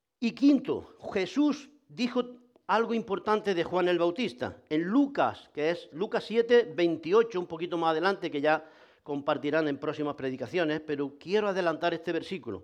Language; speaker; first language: Spanish; native; Spanish